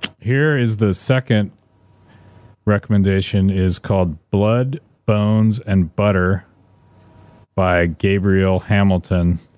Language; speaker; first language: English; native; English